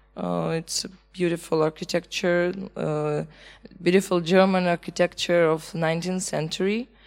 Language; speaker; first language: English; non-native, fluent; Belarusian